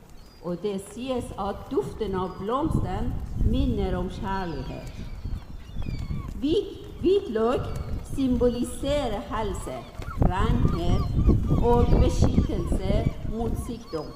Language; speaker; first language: Norwegian; non-native, fluent; Persian